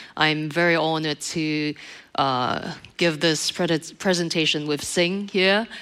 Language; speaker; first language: English; native; English